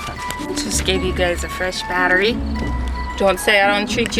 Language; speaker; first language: English; native; English